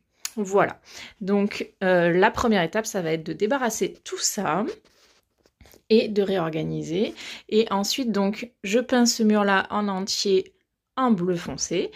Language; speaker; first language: French; native; French